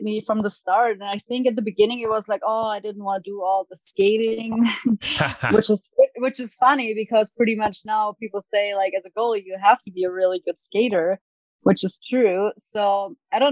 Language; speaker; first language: English; non-native, fluent; German